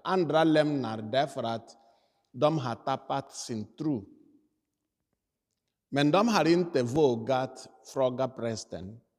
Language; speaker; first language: Swedish; non-native, fluent; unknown